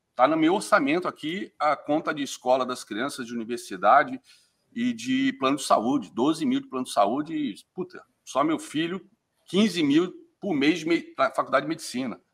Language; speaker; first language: Portuguese; native; Portuguese